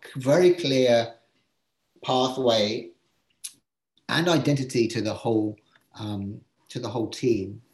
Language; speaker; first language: English; native; English